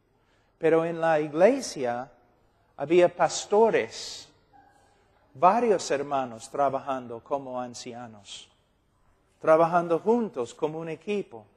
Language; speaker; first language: Spanish; non-native, fluent; English